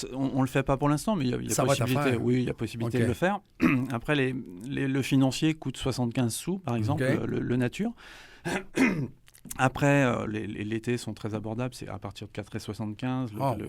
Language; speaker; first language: French; native; French